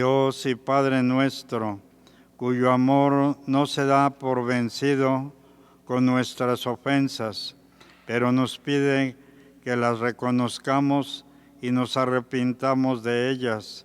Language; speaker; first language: Spanish; native; Spanish